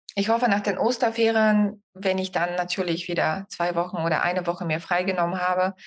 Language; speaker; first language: German; non-native, fluent; Bulgarian